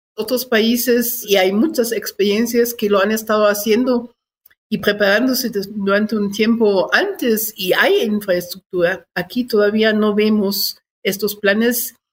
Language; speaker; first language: Spanish; non-native, fluent; German